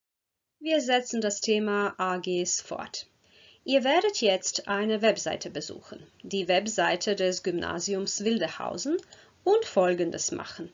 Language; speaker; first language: German; non-native, fluent; Croatian